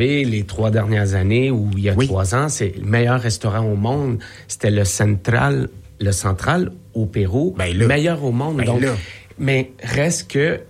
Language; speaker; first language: French; native; French